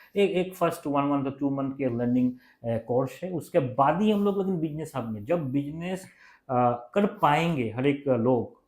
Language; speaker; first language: Hindi; non-native, local second language; Bangla